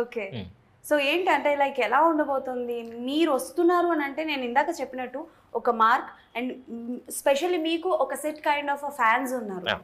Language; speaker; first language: Telugu; native; Telugu